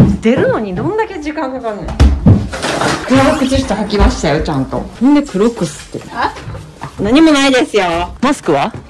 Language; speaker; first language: Japanese; native; Japanese